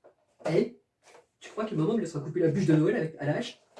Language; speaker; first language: French; native; French